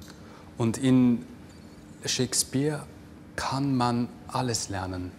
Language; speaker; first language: German; non-native, fluent; English